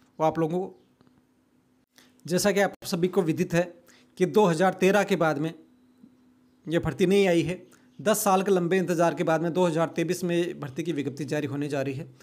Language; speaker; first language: Hindi; native; Hindi